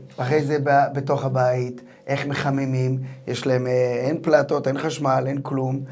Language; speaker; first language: Hebrew; native; Hebrew